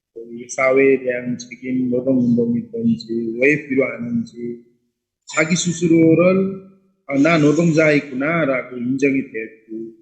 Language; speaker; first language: Korean; non-native, fluent; Nepali